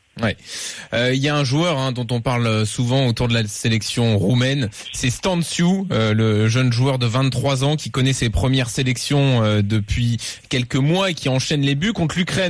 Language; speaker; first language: French; native; French